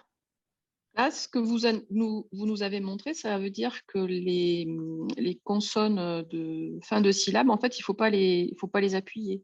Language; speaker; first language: French; native; French